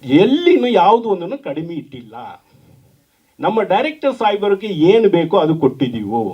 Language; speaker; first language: Kannada; non-native, fluent; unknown